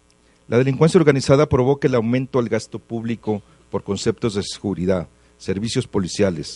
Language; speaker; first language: Spanish; native; Spanish